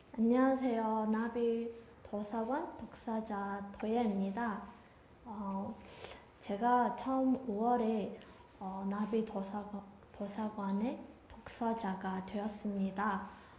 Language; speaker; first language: Korean; non-native, fluent; Mongolian